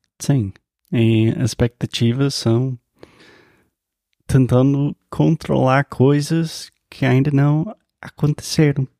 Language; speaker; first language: Portuguese; non-native, fluent; English